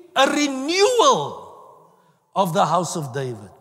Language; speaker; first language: English; non-native, local second language; Afrikaans